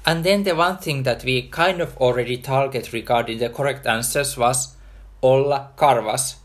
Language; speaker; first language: English; non-native, fluent; Finnish